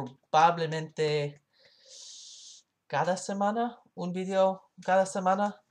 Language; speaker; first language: Spanish; non-native, learner; English